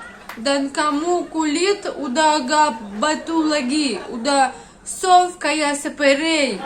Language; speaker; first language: Indonesian; non-native, learner; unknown